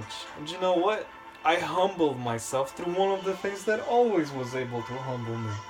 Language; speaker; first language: English; native; English